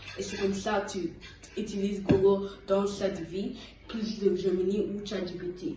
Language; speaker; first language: French; early bilingual, heritage; French